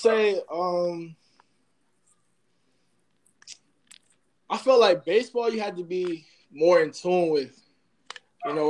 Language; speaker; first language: English; native; English